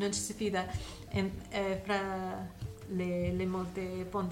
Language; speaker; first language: Italian; non-native, learner; English